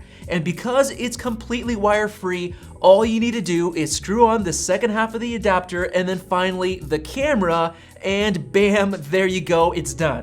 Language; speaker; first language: English; native; English